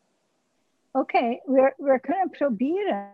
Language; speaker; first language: German; early bilingual, heritage; English